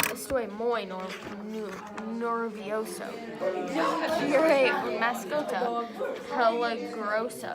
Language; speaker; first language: Spanish; non-native, learner; English